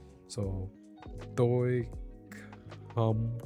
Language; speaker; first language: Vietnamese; non-native, learner; English